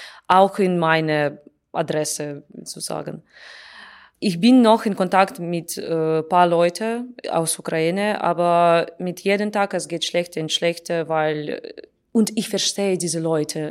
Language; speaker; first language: German; non-native, learner; Russian